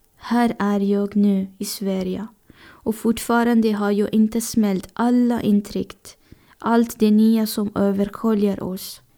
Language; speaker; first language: Swedish; non-native, fluent; Persian